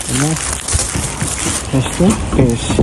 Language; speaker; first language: Spanish; non-native, learner; Filipino